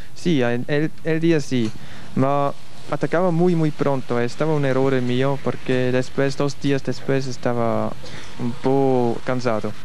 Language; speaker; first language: Spanish; non-native, learner; Swiss German